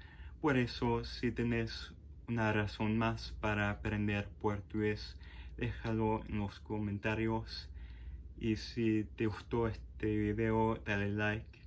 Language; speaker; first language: Spanish; non-native, fluent; English